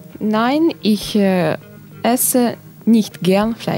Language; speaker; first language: German; non-native, learner; Russian